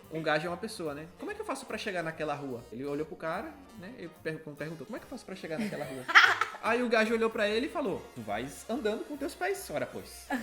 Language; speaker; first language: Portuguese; native; Portuguese